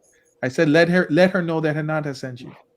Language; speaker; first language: English; native; English